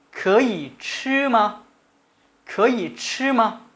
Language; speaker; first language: Chinese; non-native, fluent; Thai